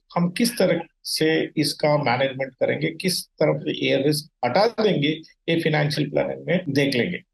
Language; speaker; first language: Hindi; non-native, local second language; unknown